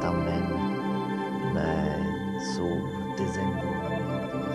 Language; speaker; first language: Portuguese; non-native, fluent; French